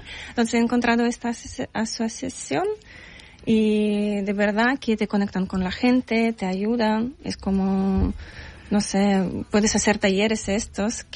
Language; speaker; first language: Spanish; non-native, learner; Ukrainian